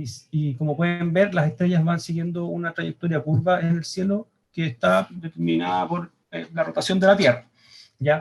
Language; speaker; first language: Spanish; native; Spanish